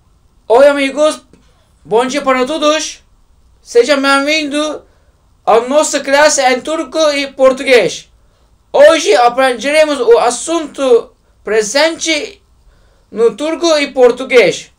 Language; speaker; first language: Portuguese; non-native, learner; Turkish